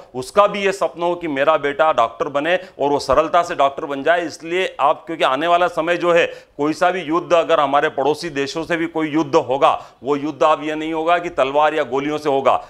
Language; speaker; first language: Hindi; native; Hindi